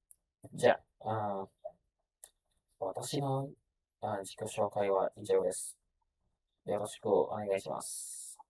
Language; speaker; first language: Japanese; non-native, learner; Indonesian